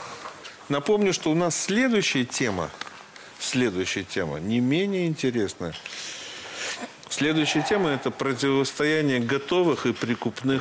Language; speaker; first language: Russian; native; Russian